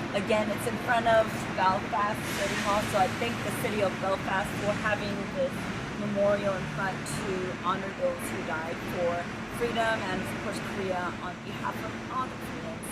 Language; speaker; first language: English; native; English